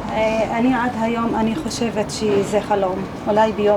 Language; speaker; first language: Hebrew; non-native, local second language; Arabic